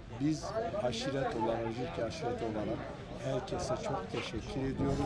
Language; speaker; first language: Turkish; non-native, local second language; Kurdish